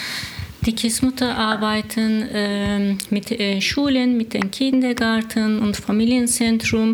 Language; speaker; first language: German; non-native, learner; Turkish